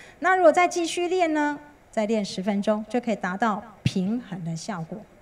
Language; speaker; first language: Chinese; native; Chinese